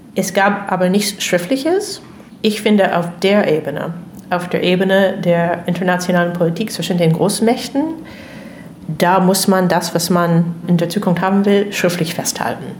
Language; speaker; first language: German; non-native, fluent; English